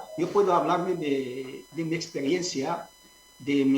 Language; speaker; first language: Spanish; non-native, fluent; Arabic